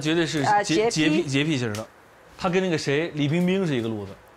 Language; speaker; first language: Chinese; native; Chinese